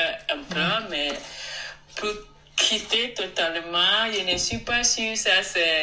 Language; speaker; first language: French; non-native, learner; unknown